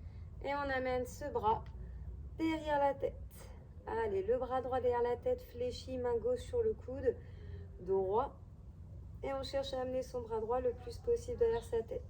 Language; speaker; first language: French; native; French